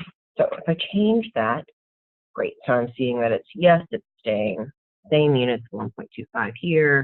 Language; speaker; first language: English; native; English